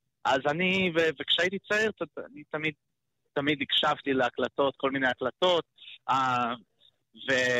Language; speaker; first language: Hebrew; non-native, learner; English